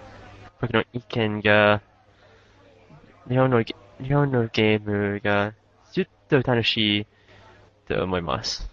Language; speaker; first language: Japanese; non-native, learner; English